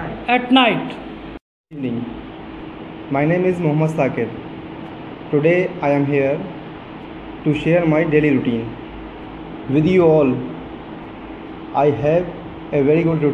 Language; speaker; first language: English; non-native, learner; Hindi